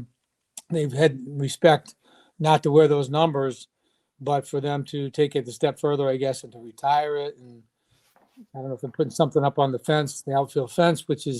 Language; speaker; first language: English; native; English